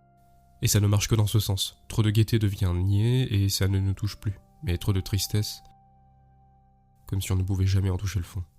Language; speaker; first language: French; native; French